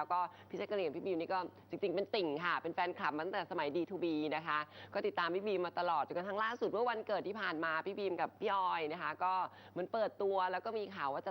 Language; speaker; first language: Thai; native; Thai